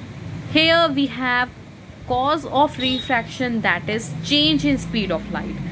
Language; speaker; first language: English; non-native, local second language; Hindi